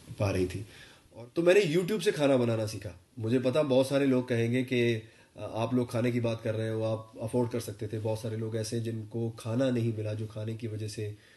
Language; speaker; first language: Hindi; non-native, local second language; Punjabi